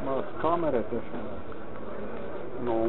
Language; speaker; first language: Polish; native; Polish